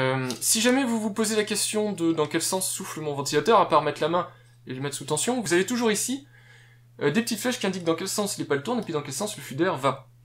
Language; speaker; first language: French; native; French